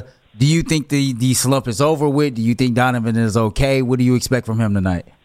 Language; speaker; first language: English; native; English